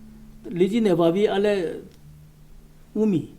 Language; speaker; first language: Czech; non-native, learner; Korean